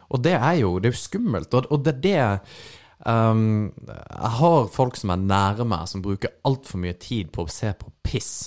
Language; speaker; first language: Norwegian; native; Norwegian